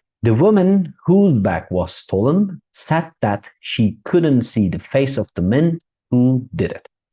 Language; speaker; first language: English; non-native, fluent; Turkish